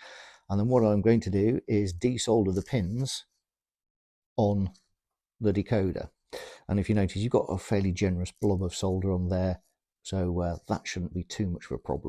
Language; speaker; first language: English; native; English